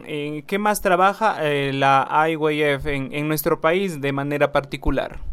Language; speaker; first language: Spanish; native; Spanish